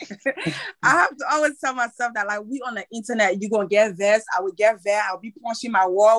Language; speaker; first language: English; non-native, fluent; French